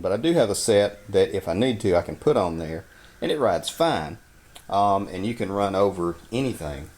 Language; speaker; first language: English; native; English